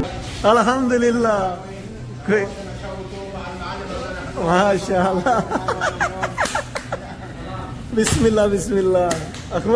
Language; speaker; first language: Arabic; non-native, learner; Urdu